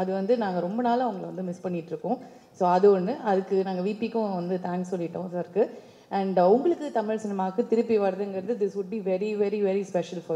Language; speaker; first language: Tamil; native; Tamil